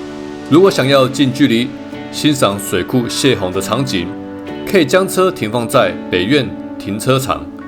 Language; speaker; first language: Chinese; native; Chinese